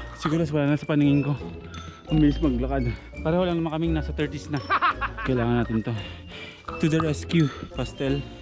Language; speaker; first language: Filipino; non-native, local second language; Aklanon